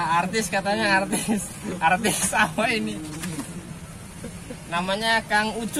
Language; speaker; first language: Indonesian; native; Indonesian